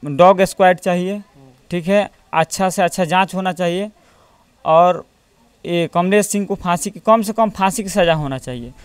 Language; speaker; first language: Hindi; native; Hindi